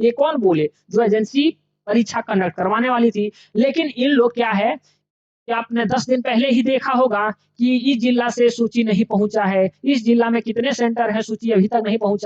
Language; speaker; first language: Hindi; native; Hindi